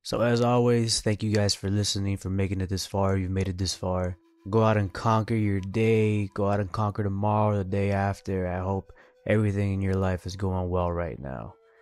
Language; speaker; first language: English; early bilingual, other home language; Spanish